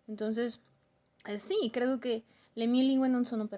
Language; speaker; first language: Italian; non-native, learner; Spanish